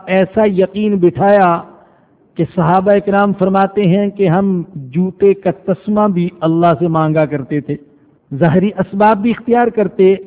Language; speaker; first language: Urdu; non-native, local second language; Punjabi